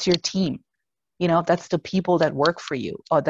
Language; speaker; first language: English; non-native, fluent; German